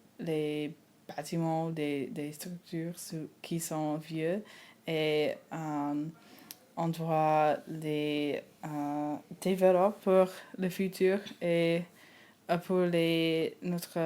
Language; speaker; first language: French; non-native, learner; English